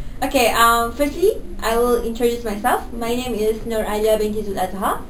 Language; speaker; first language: English; non-native, local second language; Malay